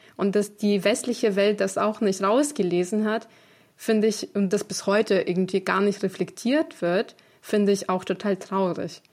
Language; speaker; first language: German; non-native, fluent; Ukrainian